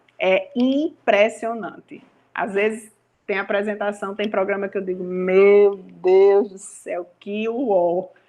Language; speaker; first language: Portuguese; native; Portuguese